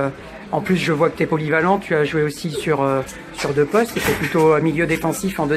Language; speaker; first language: French; native; French